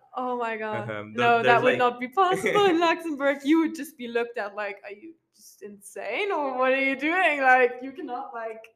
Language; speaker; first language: English; non-native, fluent; Luxembourgish